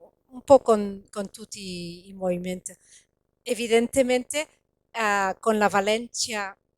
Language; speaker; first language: Italian; non-native, fluent; Catalan